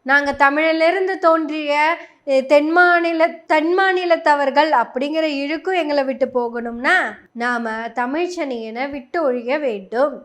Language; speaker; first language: Tamil; non-native, local second language; Malayalam